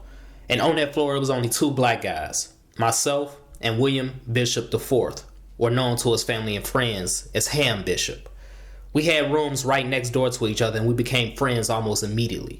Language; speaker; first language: English; native; English